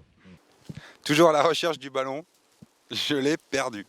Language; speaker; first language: French; native; French